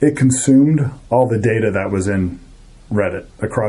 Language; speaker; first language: English; native; English